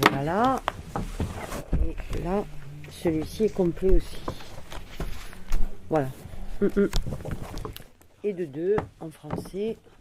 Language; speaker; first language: French; native; French